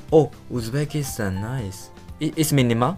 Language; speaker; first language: English; non-native, fluent; Japanese